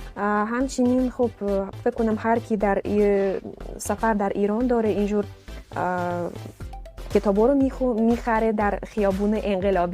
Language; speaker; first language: Persian; non-native, fluent; Russian